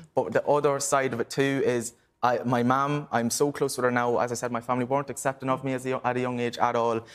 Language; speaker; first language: English; native; English